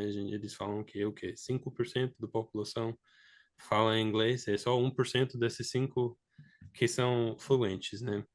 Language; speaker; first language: Portuguese; non-native, fluent; English